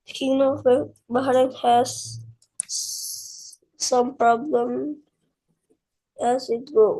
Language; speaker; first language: English; non-native, learner; Indonesian